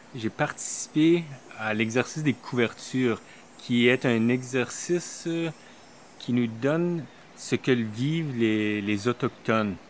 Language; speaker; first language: French; native; French